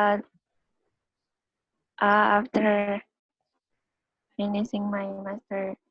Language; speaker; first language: English; non-native, learner; Indonesian